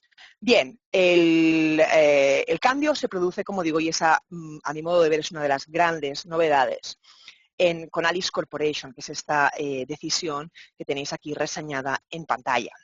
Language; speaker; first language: Spanish; native; Spanish